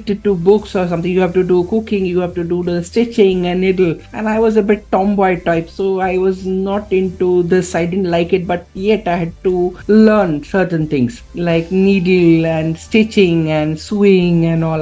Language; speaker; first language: English; non-native, local second language; Gujarati